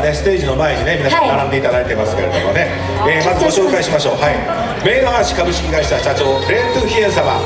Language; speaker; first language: Japanese; native; Japanese